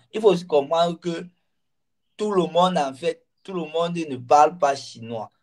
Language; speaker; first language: French; non-native, local second language; Ghomala